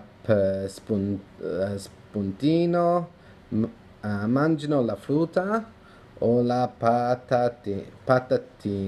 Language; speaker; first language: Italian; non-native, learner; English